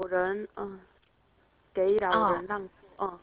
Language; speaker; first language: Chinese; non-native, learner; Korean